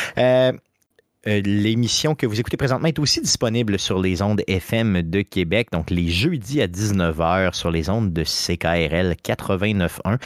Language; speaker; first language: French; native; French